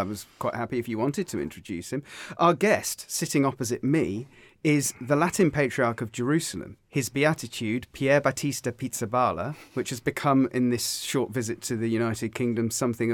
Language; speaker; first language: English; native; English